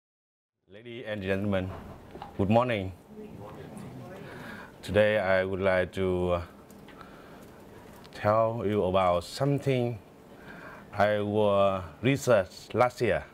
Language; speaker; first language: English; non-native, learner; Vietnamese